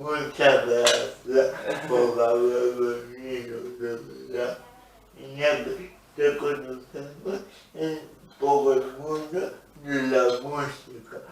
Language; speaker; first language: Spanish; non-native, local second language; Basque